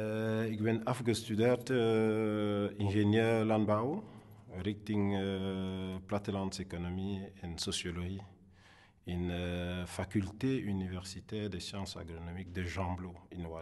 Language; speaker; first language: Dutch; non-native, fluent; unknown